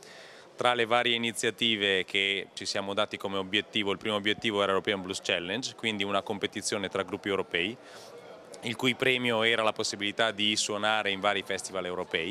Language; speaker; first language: Italian; native; Italian